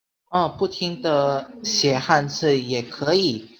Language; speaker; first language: Chinese; non-native, learner; Filipino